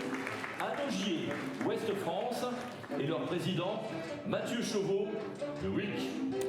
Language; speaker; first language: French; native; French